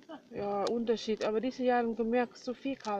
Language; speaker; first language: German; non-native, learner; Thai